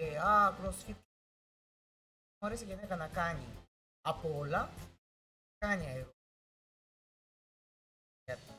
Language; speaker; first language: Greek; non-native, learner; Russian